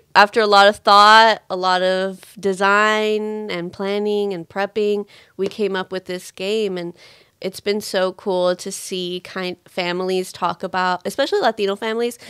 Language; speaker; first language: English; early bilingual, other home language; Spanish